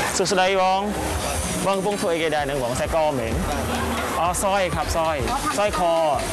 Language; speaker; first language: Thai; non-native, fluent; Khmer